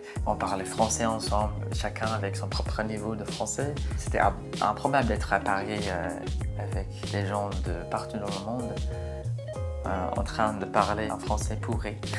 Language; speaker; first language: French; non-native, fluent; English